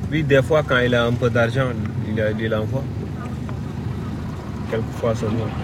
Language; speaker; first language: French; non-native, local second language; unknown